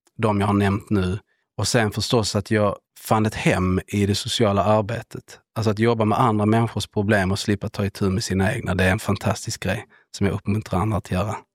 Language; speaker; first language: Swedish; early bilingual, other home language; Spanish